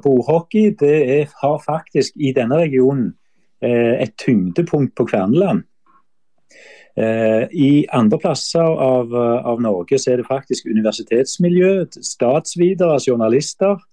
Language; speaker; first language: Norwegian; native; Norwegian